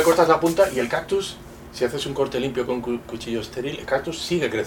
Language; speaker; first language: Spanish; native; Spanish